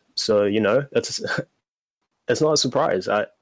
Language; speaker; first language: English; native; English